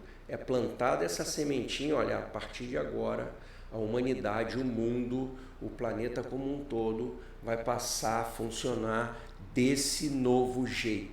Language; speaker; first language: Portuguese; native; Portuguese